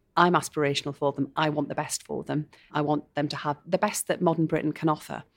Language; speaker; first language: English; native; English